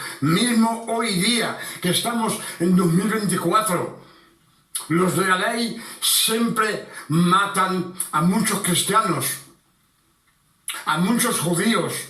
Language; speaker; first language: Spanish; non-native, fluent; French